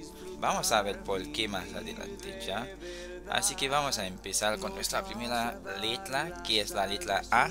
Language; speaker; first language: Spanish; non-native, fluent; Haitian Creole